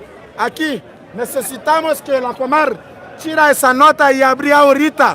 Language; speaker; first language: Spanish; non-native, learner; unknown